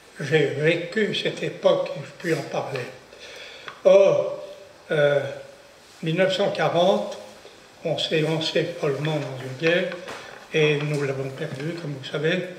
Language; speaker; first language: French; native; French